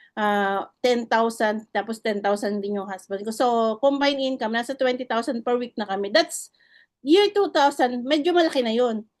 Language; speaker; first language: Filipino; non-native, local second language; Iloko